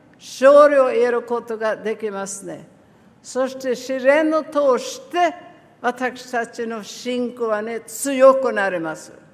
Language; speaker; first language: Japanese; non-native, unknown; Swedish